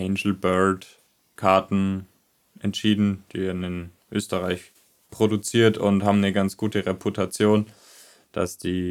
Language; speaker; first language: German; native; German